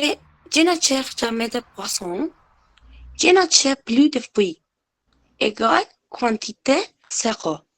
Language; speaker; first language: French; non-native, learner; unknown